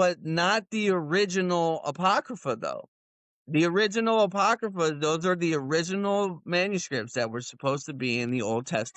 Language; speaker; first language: English; native; English